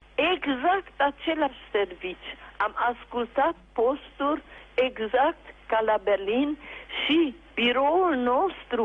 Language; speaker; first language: Romanian; non-native, local second language; German